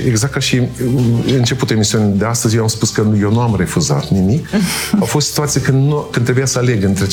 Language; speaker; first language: Romanian; native; Romanian